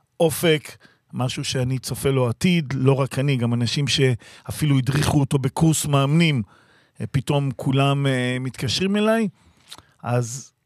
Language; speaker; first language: Hebrew; native; Hebrew